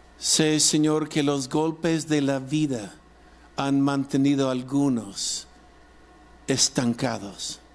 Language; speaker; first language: Spanish; non-native, fluent; English